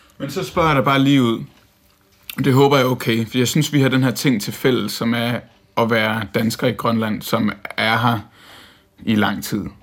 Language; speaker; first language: Danish; native; Danish